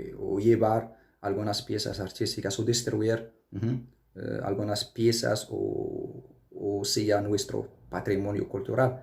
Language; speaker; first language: Spanish; non-native, fluent; Arabic